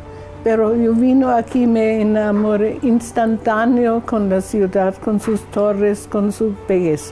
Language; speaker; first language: Spanish; non-native, learner; German